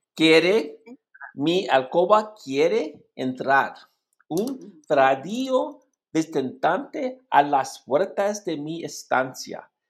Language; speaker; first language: Spanish; non-native, learner; English